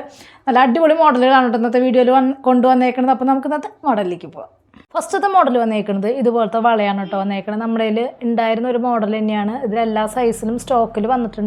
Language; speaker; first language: Malayalam; native; Malayalam